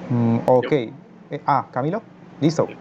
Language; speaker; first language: Spanish; native; Spanish